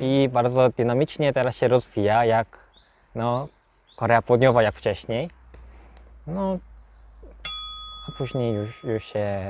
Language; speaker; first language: Polish; non-native, learner; Korean